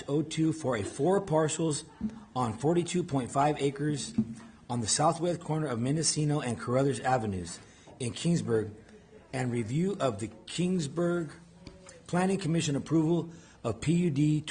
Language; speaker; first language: English; native; English